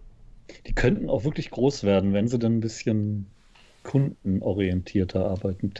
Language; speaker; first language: German; native; German